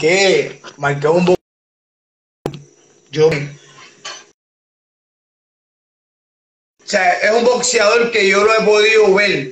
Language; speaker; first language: Spanish; native; Spanish